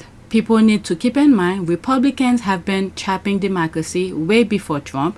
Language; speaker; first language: English; native; English